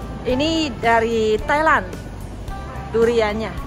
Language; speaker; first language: Indonesian; non-native, fluent; Chinese